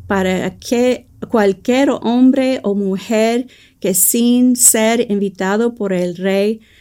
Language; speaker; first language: Spanish; early bilingual, heritage; English